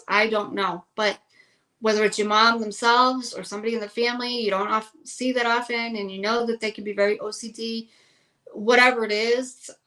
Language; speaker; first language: English; native; English